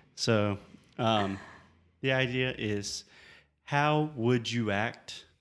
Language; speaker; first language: English; native; English